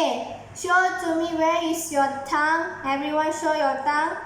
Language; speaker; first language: English; non-native, learner; Malay